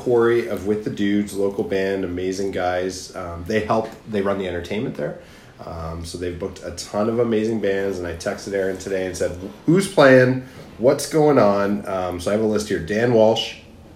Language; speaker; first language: English; native; English